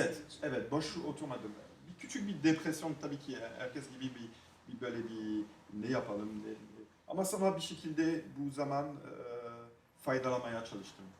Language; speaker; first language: Turkish; non-native, fluent; French